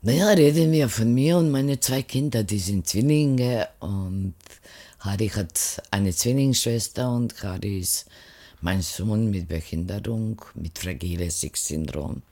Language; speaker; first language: German; non-native, fluent; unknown